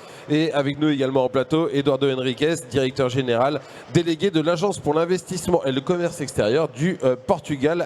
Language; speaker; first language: French; native; French